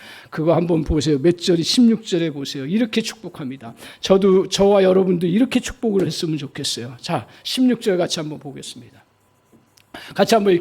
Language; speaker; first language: Korean; native; Korean